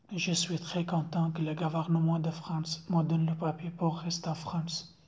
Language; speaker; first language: French; non-native, learner; Pashto